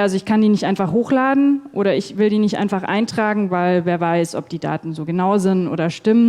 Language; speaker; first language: German; native; German